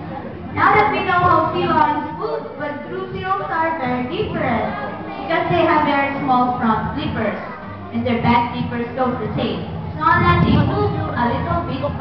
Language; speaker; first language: English; non-native, local second language; Filipino